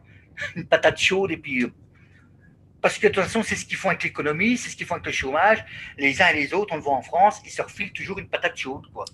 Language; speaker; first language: French; native; French